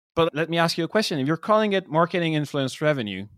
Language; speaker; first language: English; non-native, fluent; French